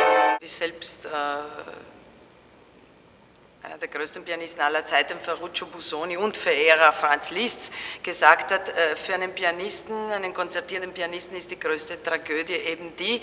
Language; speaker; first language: German; non-native, fluent; Italian